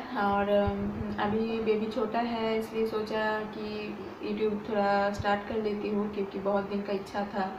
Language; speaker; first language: Hindi; non-native, local second language; Bangla